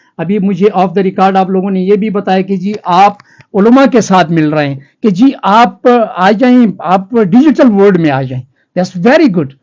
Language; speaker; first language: Urdu; non-native, local second language; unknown